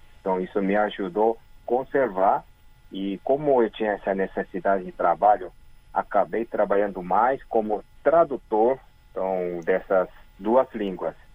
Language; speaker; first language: Portuguese; early bilingual, other home language; Korean